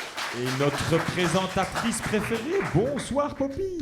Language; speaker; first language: French; native; French